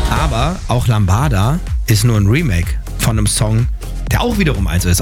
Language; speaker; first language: German; native; German